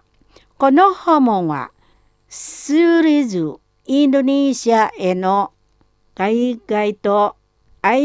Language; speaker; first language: Japanese; non-native, fluent; Indonesian